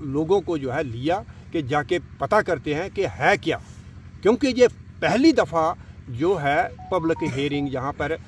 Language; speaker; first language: Hindi; native; Hindi